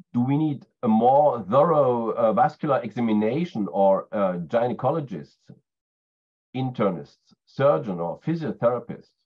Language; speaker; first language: English; non-native, fluent; German